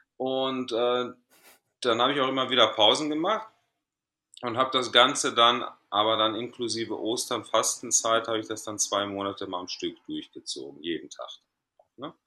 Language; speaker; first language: German; early bilingual, other home language; Greek